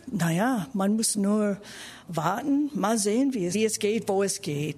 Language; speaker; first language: German; non-native, fluent; English